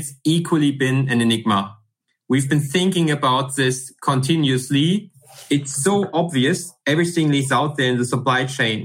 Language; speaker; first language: English; non-native, fluent; German